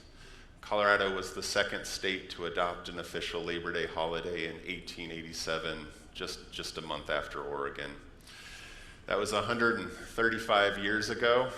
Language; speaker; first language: English; native; English